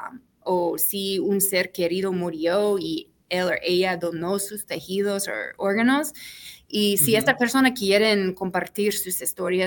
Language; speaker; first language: Spanish; non-native, fluent; English